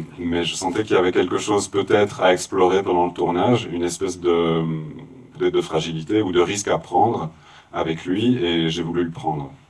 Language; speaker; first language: French; native; French